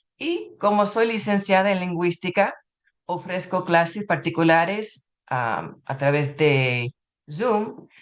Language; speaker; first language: Spanish; non-native, fluent; English